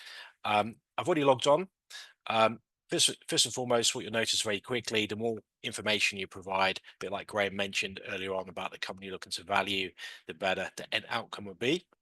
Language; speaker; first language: English; native; English